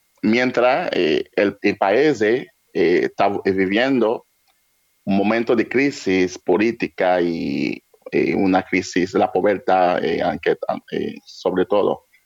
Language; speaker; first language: Spanish; non-native, learner; Haitian Creole